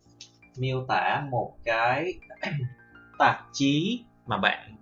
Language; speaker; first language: Vietnamese; native; Vietnamese